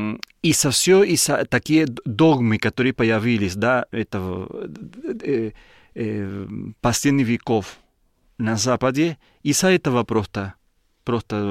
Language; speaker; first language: Russian; non-native, learner; Spanish